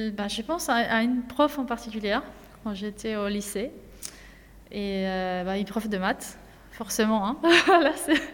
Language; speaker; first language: French; non-native, fluent; Spanish